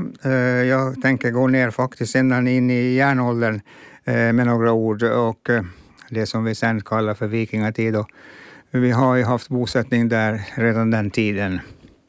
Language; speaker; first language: Swedish; non-native, local second language; Finnish